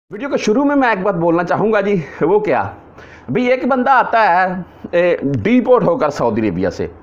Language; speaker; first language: Urdu; non-native, local second language; Punjabi